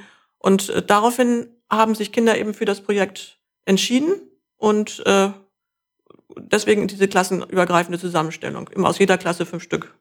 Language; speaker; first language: German; native; German